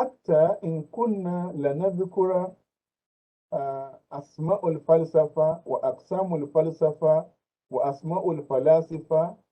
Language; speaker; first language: Arabic; non-native, fluent; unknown